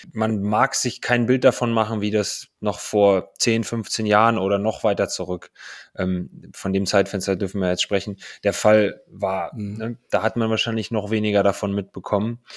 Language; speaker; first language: German; native; German